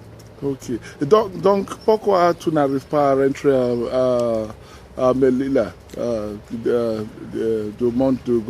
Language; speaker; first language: French; non-native, learner; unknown